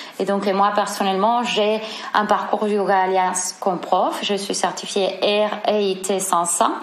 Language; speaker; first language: French; non-native, fluent; Spanish